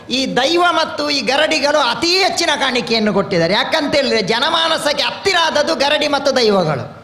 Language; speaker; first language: Kannada; non-native, local second language; Tulu